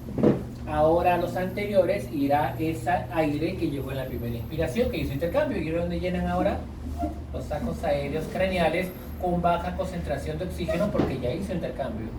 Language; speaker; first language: Spanish; native; Spanish